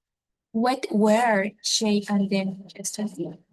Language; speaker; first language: English; non-native, learner; Spanish